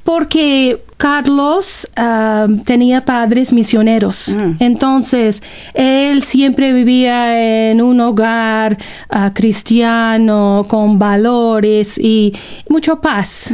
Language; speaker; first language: Spanish; non-native, fluent; English